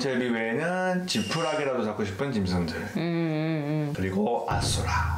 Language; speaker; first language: Korean; native; Korean